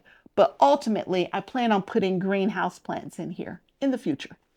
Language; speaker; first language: English; native; English